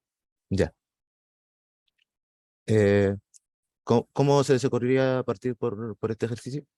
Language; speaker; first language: Spanish; native; Spanish